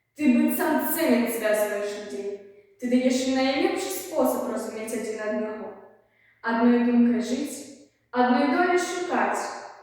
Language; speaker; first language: Belarusian; native; Belarusian